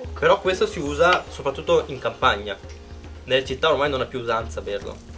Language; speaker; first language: Italian; non-native, fluent; Punjabi